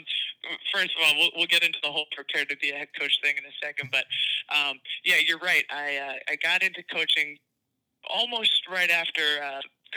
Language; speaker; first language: English; native; English